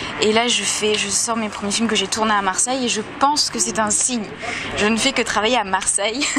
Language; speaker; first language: French; native; French